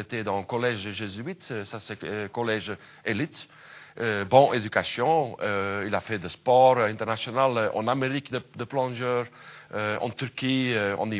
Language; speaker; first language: French; non-native, learner; Dutch